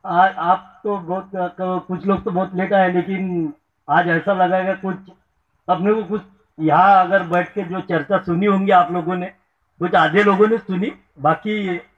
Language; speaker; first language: Hindi; native; Hindi